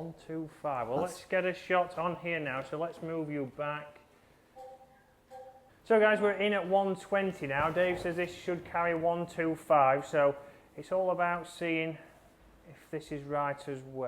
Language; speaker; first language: English; native; English